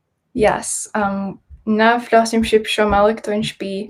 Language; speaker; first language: Albanian; early bilingual, heritage; Albanian